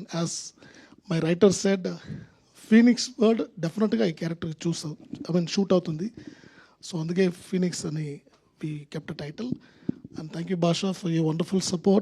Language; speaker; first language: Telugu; non-native, local second language; Tamil